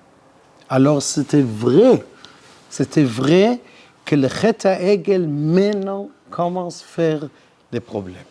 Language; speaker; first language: French; non-native, learner; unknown